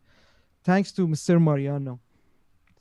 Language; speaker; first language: English; non-native, learner; Persian